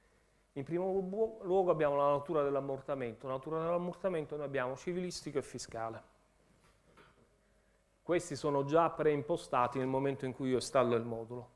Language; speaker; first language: Italian; native; Italian